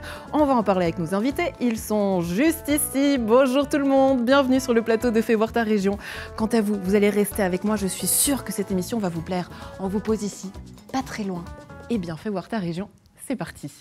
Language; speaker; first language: French; native; French